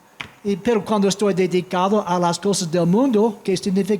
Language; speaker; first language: Spanish; non-native, fluent; English